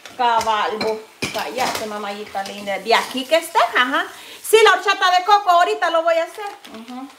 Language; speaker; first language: Spanish; native; Spanish